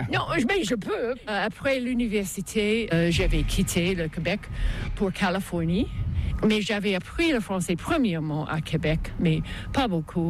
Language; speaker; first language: French; non-native, local second language; English